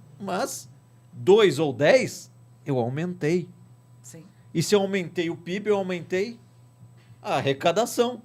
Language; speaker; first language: Portuguese; native; Portuguese